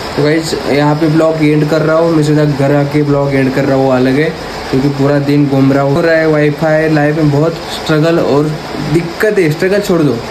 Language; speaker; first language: Hindi; non-native, local second language; Marathi